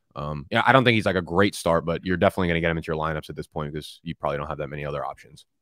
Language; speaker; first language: English; native; English